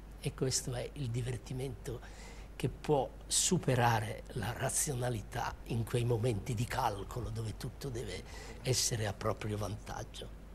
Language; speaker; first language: Italian; native; Italian